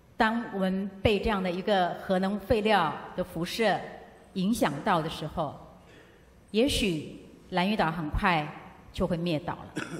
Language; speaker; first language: Chinese; non-native, local second language; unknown